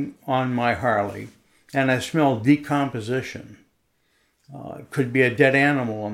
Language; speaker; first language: English; native; English